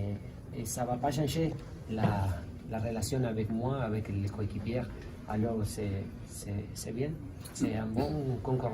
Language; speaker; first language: French; non-native, learner; Spanish